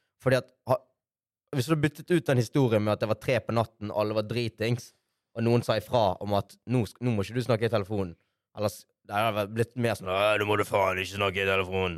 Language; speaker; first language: Norwegian; native; Norwegian